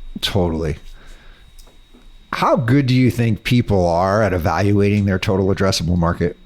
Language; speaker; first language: English; native; English